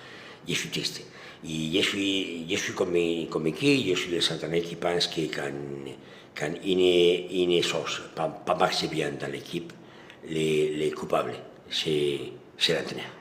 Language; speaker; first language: French; non-native, learner; Spanish